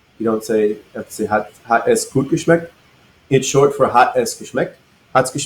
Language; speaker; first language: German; non-native, fluent; English